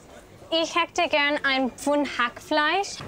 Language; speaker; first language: German; non-native, learner; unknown